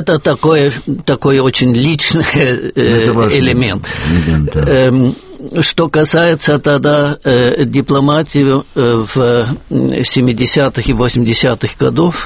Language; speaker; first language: Russian; non-native, fluent; German